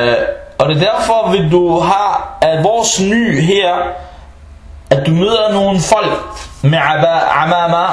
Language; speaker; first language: Danish; early bilingual, other home language; Arabic